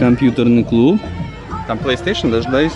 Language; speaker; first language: Russian; native; Russian